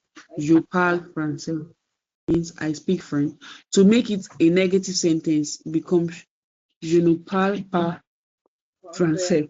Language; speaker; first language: French; non-native, fluent; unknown